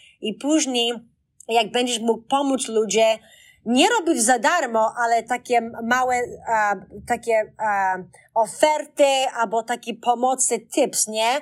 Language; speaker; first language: Polish; early bilingual, heritage; Polish